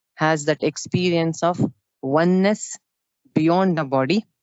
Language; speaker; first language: English; non-native, local second language; Kannada